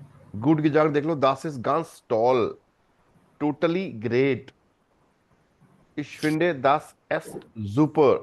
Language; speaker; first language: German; non-native, fluent; Hindi